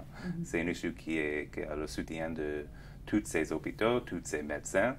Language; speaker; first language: French; non-native, fluent; English